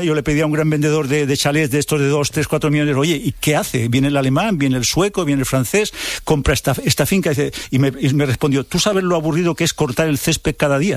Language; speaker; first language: Spanish; native; Spanish